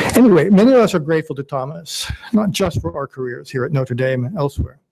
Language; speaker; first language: English; native; English